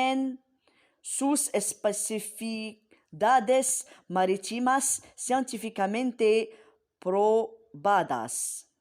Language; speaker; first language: Spanish; non-native, fluent; Arabic